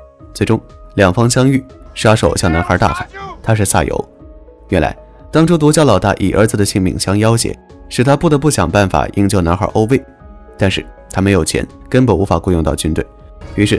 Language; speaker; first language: Chinese; native; Chinese